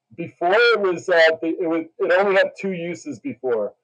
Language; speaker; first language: English; native; English